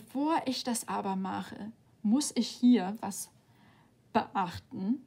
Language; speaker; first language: German; non-native, fluent; English